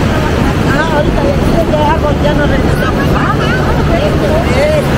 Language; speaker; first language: Spanish; native; Spanish